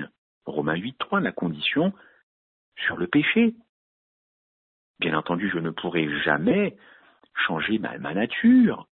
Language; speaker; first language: French; native; French